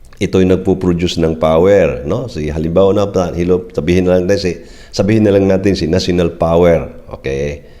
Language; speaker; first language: Filipino; non-native, local second language; Cebuano